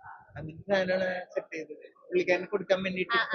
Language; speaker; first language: Malayalam; native; Malayalam